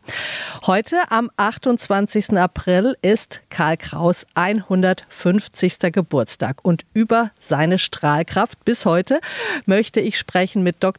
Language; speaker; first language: German; native; German